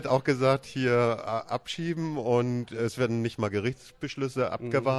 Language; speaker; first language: German; native; German